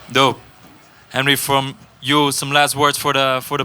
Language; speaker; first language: English; non-native, fluent; Dutch